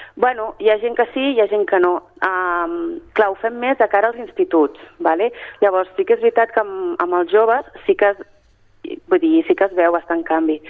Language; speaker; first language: Catalan; native; Catalan